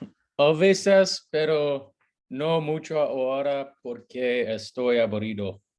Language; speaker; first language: Spanish; non-native, learner; English